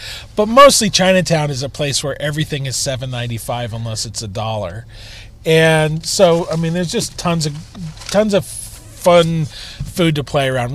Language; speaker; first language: English; native; English